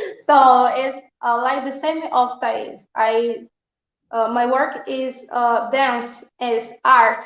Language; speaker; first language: English; non-native, learner; Portuguese